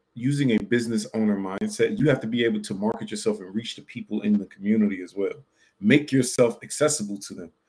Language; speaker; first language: English; native; English